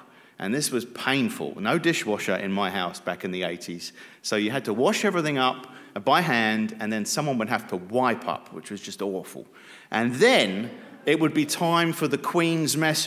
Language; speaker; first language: English; native; English